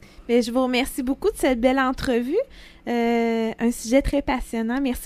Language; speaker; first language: French; native; French